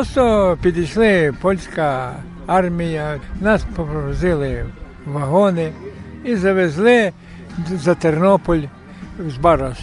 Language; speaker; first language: Ukrainian; native; Ukrainian